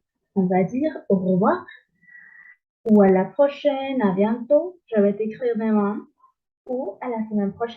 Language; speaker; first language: French; non-native, learner; Spanish